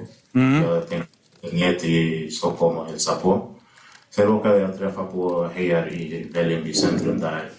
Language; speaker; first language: Swedish; early bilingual, other home language; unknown